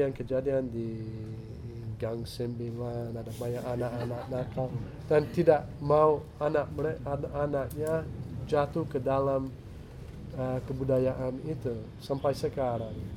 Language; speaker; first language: Indonesian; non-native, fluent; English